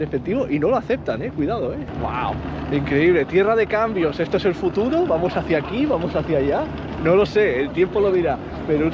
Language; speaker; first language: Spanish; native; Spanish